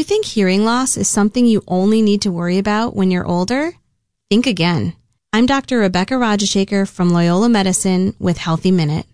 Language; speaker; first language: English; native; English